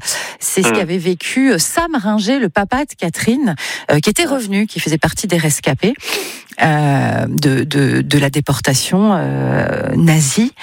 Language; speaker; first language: French; native; French